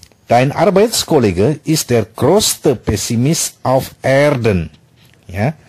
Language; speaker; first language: German; non-native, fluent; Indonesian